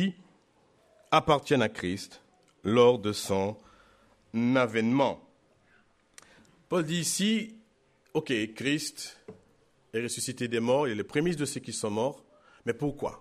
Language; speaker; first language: French; native; French